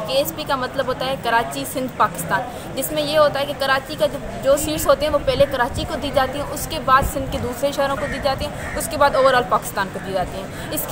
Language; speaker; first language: Urdu; non-native, local second language; Sindhi